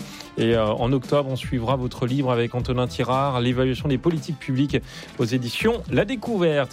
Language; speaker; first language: French; native; French